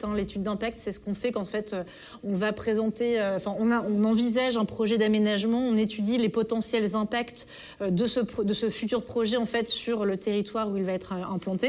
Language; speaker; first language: French; native; French